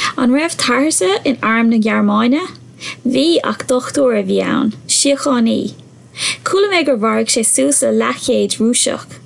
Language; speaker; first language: Irish; non-native, local second language; English